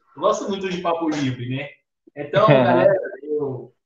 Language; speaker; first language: Portuguese; non-native, fluent; Fon